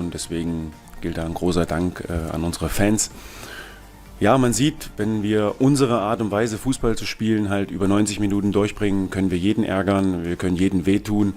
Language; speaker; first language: German; native; German